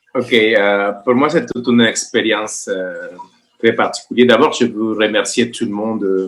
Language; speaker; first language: French; non-native, fluent; Spanish